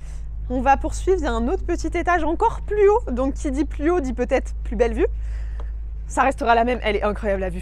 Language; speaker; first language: French; native; French